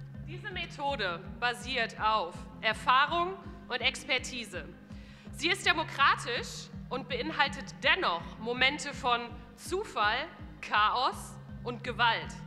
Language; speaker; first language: German; native; German